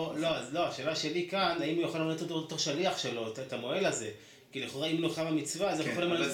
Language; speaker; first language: Hebrew; native; Hebrew